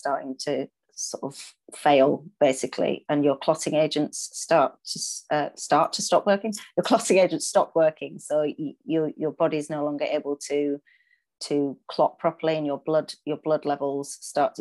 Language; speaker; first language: English; native; English